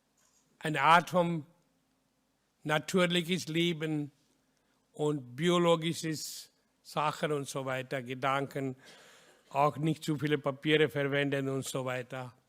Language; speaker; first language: German; non-native, learner; Hindi